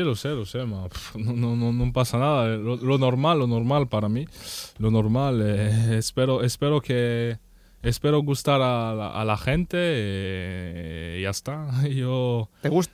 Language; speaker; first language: Spanish; non-native, learner; French